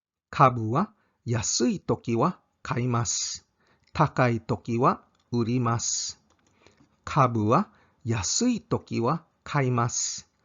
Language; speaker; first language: Japanese; non-native, fluent; English